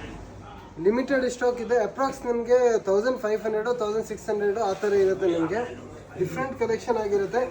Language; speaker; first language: Kannada; native; Kannada